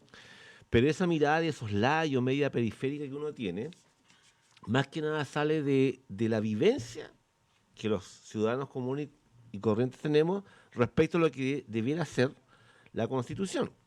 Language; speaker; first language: Spanish; native; Spanish